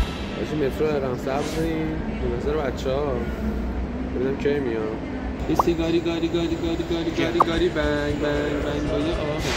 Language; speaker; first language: Persian; native; Persian